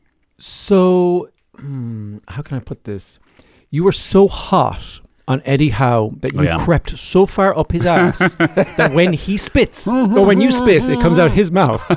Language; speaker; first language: English; native; English